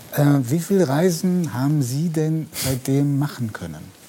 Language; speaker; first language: German; native; German